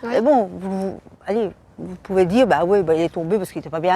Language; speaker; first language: French; native; French